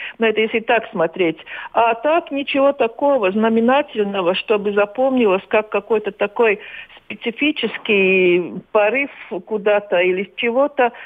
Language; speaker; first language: Russian; non-native, local second language; Latvian